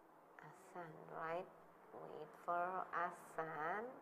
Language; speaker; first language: English; non-native, learner; Indonesian